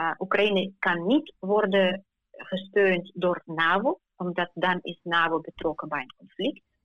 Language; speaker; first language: Dutch; non-native, fluent; Ukrainian